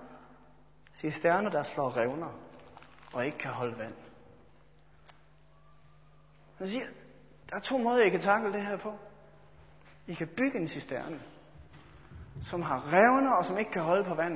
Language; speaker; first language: Danish; native; Danish